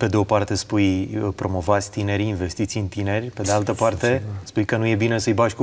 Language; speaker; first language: Romanian; native; Romanian